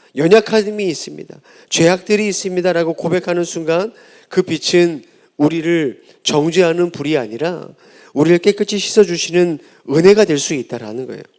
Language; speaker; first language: Korean; native; Korean